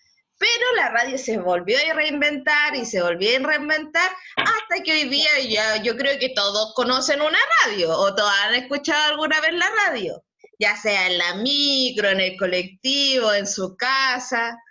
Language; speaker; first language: Spanish; native; Spanish